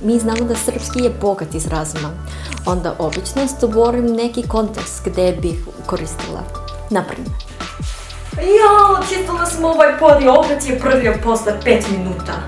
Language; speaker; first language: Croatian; non-native, fluent; English